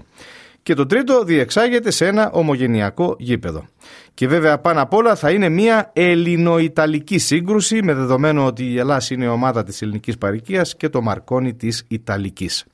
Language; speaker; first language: Greek; native; Greek